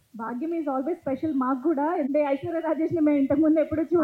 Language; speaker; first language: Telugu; native; Telugu